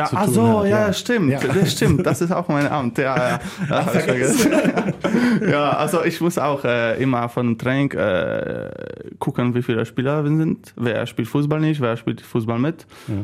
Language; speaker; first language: German; non-native, learner; Polish